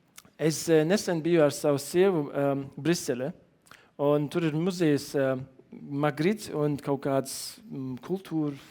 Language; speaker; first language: Latvian; non-native, learner; German